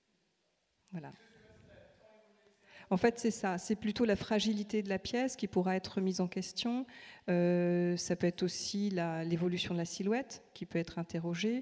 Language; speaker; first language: French; native; French